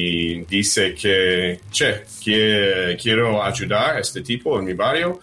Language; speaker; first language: Spanish; early bilingual, heritage; English